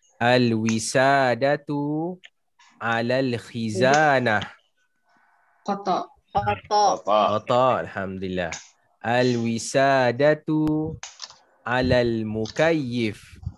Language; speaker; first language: Arabic; non-native, fluent; Malay